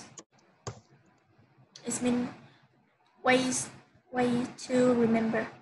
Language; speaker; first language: English; non-native, learner; Vietnamese